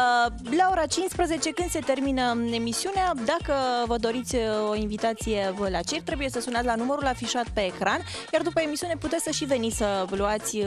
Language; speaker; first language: Romanian; native; Romanian